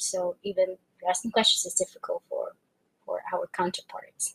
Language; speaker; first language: English; non-native, fluent; Spanish